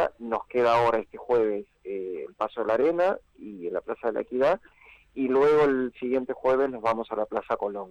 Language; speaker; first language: Spanish; native; Spanish